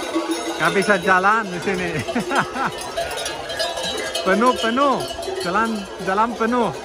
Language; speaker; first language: Indonesian; non-native, learner; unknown